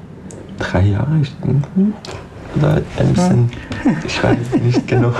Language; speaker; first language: German; non-native, learner; Persian